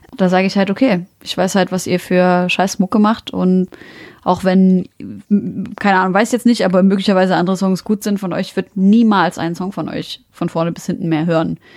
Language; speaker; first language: German; early bilingual, other home language; Arabic